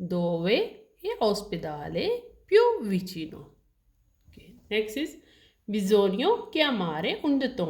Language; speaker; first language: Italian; non-native, learner; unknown